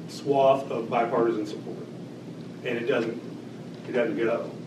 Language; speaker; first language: English; native; English